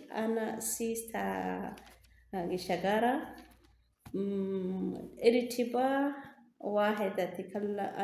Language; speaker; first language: Arabic; non-native, learner; Rundi